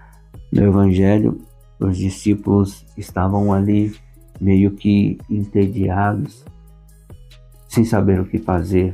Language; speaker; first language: Portuguese; native; Portuguese